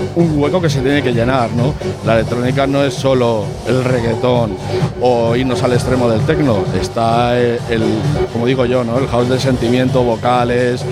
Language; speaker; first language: Spanish; native; Spanish